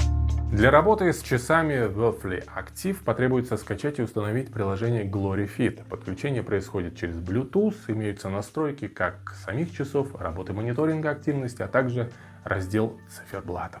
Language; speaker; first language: Russian; native; Russian